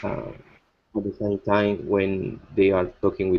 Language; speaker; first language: English; non-native, learner; Spanish